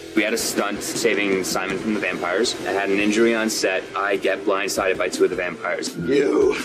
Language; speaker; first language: English; native; English